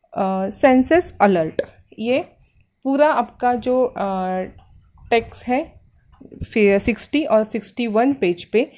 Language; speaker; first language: Hindi; non-native, local second language; Marathi